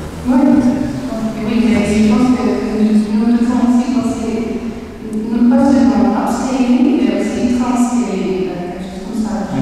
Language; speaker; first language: French; non-native, learner; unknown